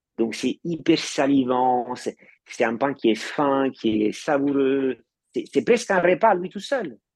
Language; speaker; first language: French; non-native, fluent; Italian